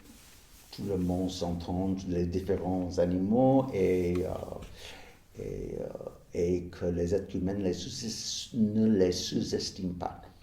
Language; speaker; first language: French; non-native, fluent; English